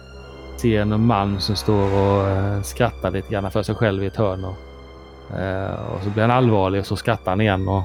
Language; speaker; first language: Swedish; native; Swedish